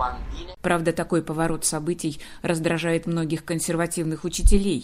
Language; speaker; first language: Russian; native; Russian